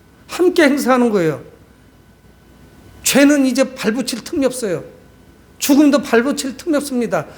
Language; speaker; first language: Korean; native; Korean